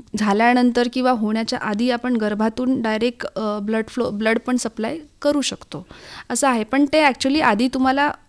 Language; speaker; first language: Marathi; native; Marathi